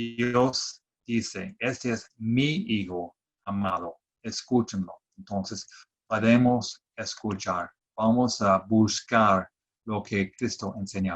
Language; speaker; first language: Spanish; non-native, fluent; English